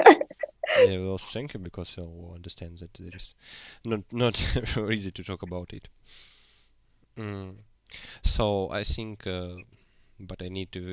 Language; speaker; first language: English; non-native, learner; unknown